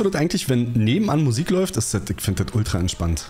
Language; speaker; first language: German; native; German